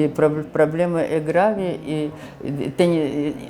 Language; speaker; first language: Portuguese; non-native, fluent; Russian